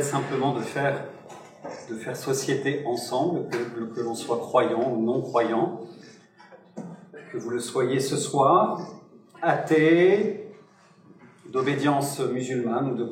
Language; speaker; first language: French; native; French